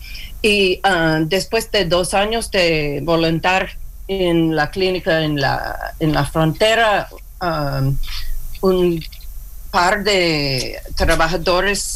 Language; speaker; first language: Spanish; non-native, learner; English